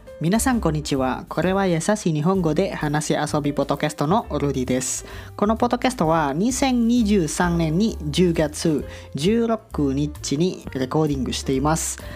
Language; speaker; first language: Japanese; non-native, learner; Indonesian